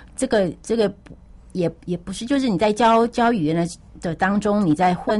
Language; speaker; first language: Chinese; native; Chinese